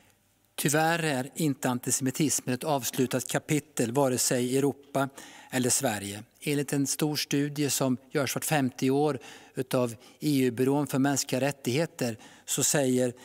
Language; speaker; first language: Swedish; native; Swedish